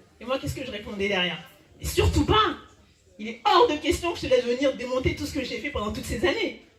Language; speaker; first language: French; early bilingual, other home language; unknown